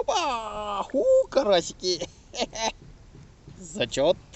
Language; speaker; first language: Russian; native; Russian